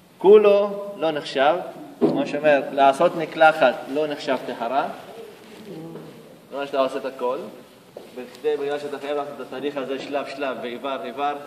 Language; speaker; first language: Hebrew; non-native, local second language; Arabic